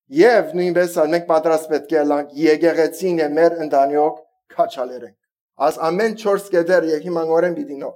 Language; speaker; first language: Armenian; early bilingual, heritage; Armenian